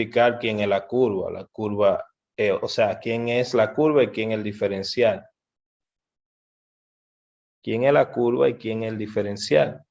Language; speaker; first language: Spanish; native; Spanish